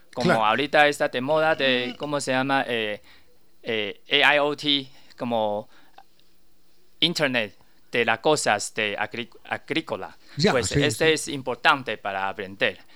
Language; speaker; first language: Spanish; non-native, learner; Chinese